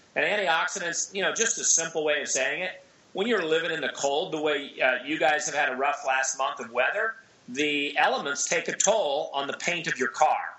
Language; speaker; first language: English; native; English